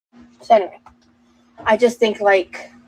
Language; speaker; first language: English; native; English